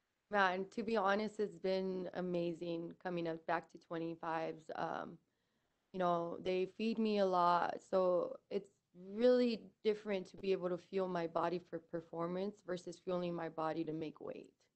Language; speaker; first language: English; early bilingual, other home language; Spanish